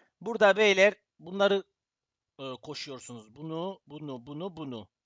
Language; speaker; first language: Turkish; early bilingual, heritage; Turkish